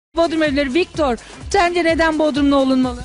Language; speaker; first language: Turkish; native; Turkish